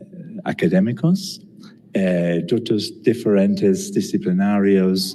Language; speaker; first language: Spanish; non-native, learner; English